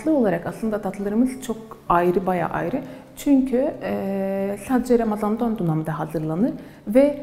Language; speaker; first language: Turkish; non-native, fluent; Arabic